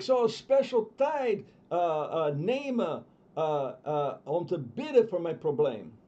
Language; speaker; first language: Dutch; non-native, fluent; English